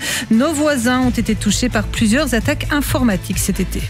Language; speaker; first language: French; native; French